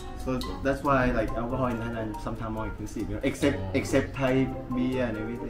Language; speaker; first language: English; non-native, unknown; Thai